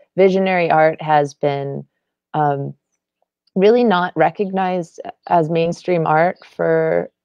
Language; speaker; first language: English; native; English